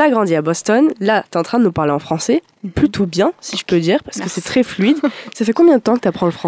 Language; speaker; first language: French; native; French